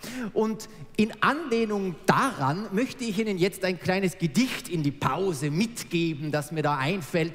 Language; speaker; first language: German; native; German